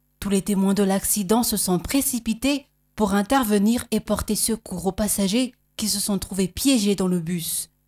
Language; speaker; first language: French; non-native, local second language; Malagasy